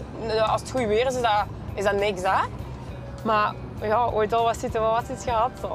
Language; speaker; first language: Dutch; native; Dutch